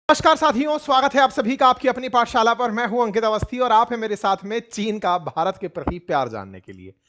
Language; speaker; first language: Hindi; native; Hindi